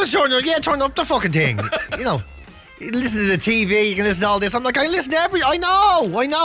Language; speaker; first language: English; native; English